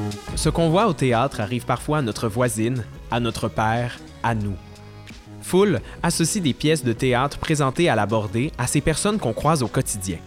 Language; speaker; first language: French; native; French